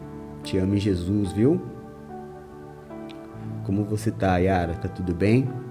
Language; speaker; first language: Portuguese; native; Portuguese